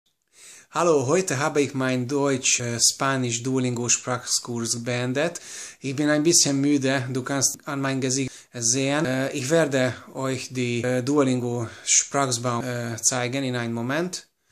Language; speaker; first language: German; non-native, learner; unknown